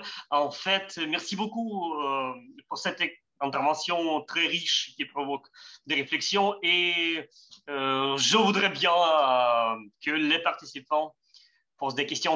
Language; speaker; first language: French; non-native, fluent; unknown